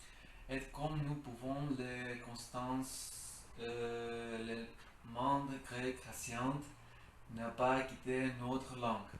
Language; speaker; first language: French; non-native, learner; Greek